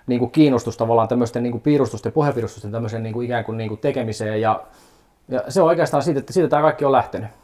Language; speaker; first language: Finnish; native; Finnish